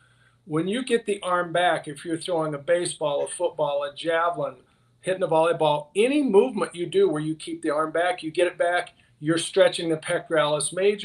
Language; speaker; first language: English; native; English